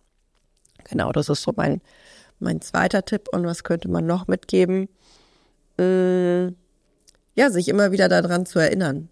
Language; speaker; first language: German; native; German